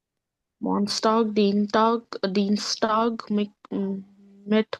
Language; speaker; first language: German; non-native, learner; Urdu